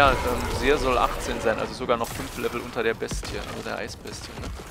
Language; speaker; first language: German; native; German